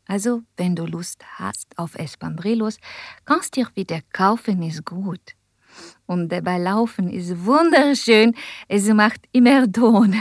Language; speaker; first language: German; non-native, learner; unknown